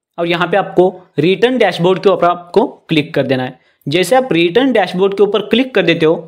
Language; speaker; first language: Hindi; non-native, local second language; Marathi